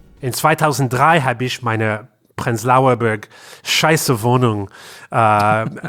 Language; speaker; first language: German; non-native, learner; English